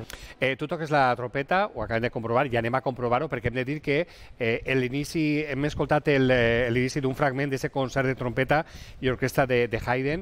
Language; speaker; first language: Catalan; native; Catalan